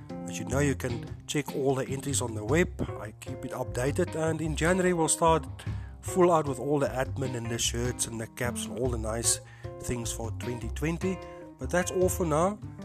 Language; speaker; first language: English; non-native, local second language; Afrikaans